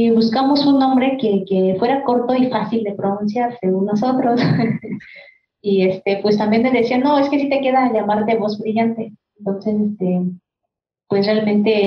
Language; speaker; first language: Spanish; non-native, local second language; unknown